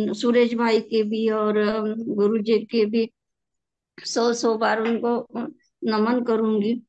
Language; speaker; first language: Hindi; native; Hindi